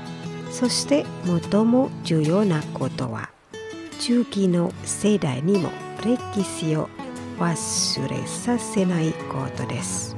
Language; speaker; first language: Japanese; non-native, fluent; Indonesian